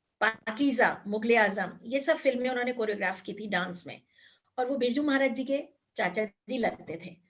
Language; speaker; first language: Hindi; native; Hindi